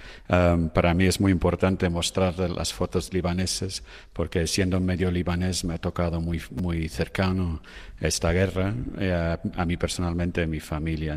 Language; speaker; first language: Spanish; non-native, fluent; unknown